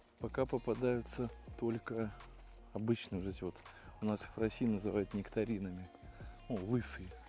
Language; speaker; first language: Russian; native; Russian